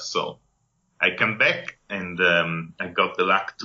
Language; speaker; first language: English; non-native, fluent; Italian